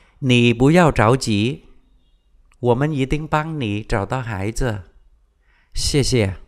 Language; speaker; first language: Chinese; non-native, fluent; Vietnamese